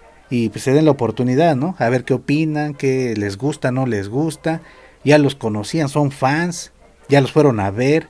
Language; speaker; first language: Spanish; native; Spanish